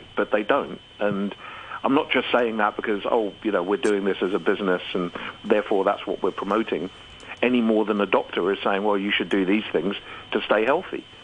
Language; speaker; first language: English; native; English